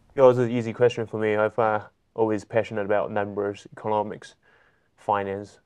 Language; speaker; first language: English; non-native, fluent; Chinese